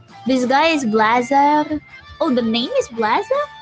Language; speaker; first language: English; non-native, fluent; Indonesian